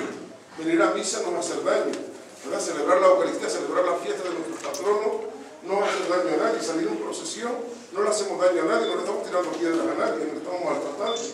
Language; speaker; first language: Spanish; native; Spanish